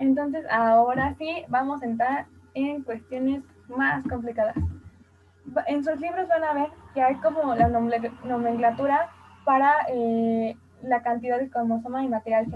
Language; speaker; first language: Spanish; native; Spanish